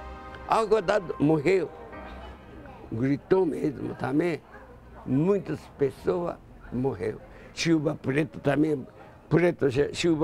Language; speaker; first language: Portuguese; non-native, learner; Japanese